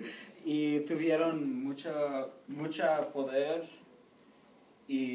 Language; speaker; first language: Spanish; non-native, learner; English